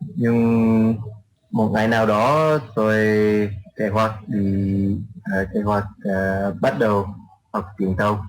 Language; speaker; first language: Vietnamese; non-native, learner; English